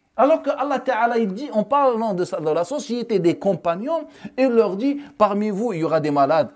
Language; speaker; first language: French; non-native, local second language; Wolof